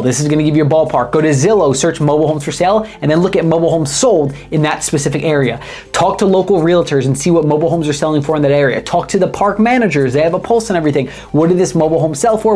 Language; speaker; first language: English; native; English